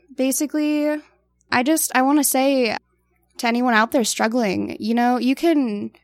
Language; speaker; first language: English; native; English